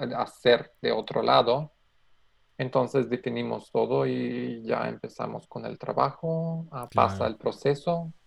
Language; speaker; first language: Spanish; non-native, fluent; Macedonian